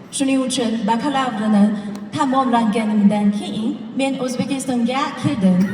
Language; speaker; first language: Uzbek; non-native, fluent; Chinese